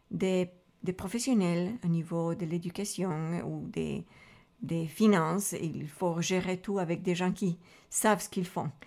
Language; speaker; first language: French; non-native, fluent; Spanish